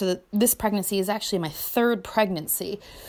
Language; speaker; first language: English; native; English